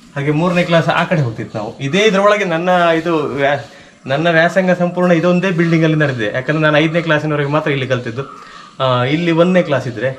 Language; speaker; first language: Kannada; native; Kannada